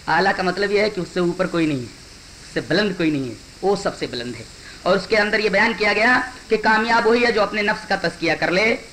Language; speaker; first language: Urdu; native; Urdu